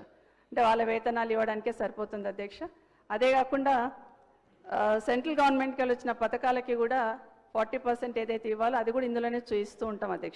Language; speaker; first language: Telugu; native; Telugu